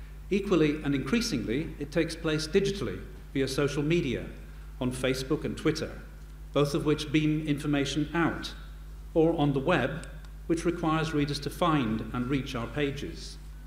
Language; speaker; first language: English; native; English